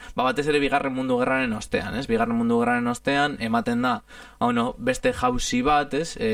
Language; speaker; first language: Basque; non-native, fluent; Italian